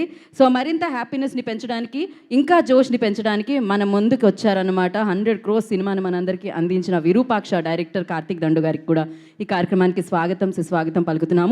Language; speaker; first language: Telugu; native; Telugu